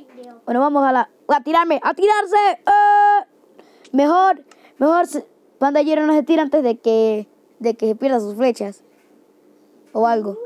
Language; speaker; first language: Spanish; native; Spanish